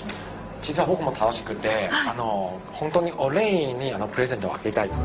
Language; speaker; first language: Japanese; non-native, learner; Chinese